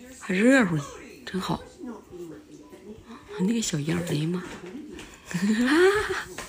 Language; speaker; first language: Chinese; native; Chinese